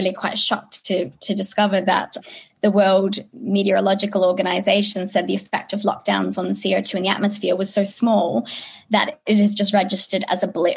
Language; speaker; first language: English; native; English